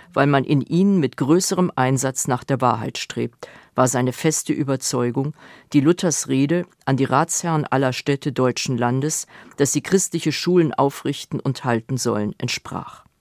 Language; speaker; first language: German; native; German